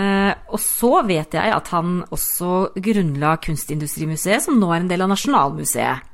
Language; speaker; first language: Norwegian; native; Norwegian